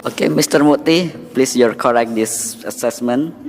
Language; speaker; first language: English; non-native, learner; Indonesian